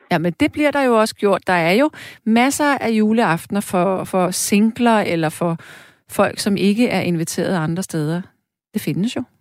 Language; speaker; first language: Danish; native; Danish